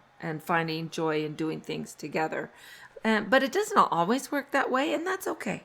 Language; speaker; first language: English; native; English